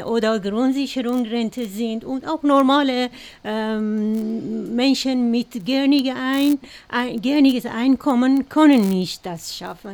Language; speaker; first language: German; non-native, learner; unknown